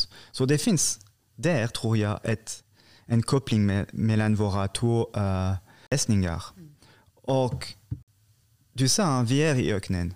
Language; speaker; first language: Swedish; non-native, fluent; French